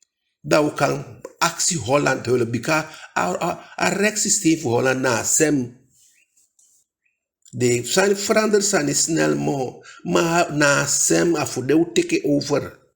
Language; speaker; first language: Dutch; non-native, local second language; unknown